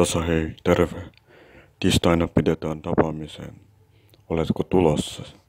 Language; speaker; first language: Finnish; non-native, learner; Portuguese